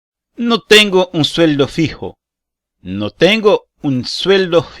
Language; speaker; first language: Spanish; non-native, learner; Portuguese